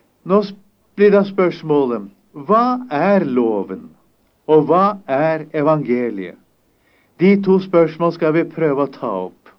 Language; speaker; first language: Norwegian; native; Norwegian